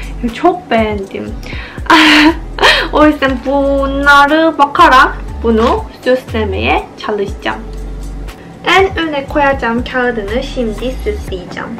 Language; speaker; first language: Turkish; non-native, fluent; Korean